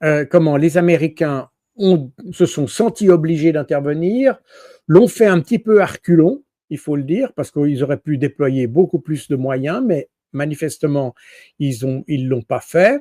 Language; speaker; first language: French; native; French